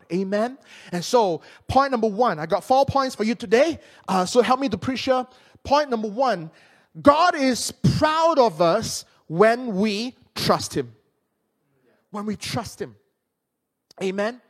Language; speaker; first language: English; non-native, local second language; Min Nan Chinese